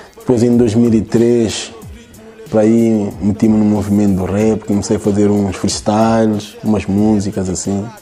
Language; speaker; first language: Portuguese; early bilingual, other home language; Kabuverdianu